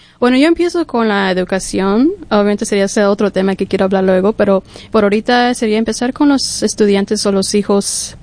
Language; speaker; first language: Spanish; early bilingual, heritage; English